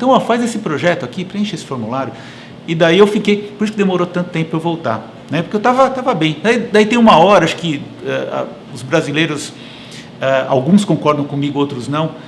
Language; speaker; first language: Portuguese; native; Portuguese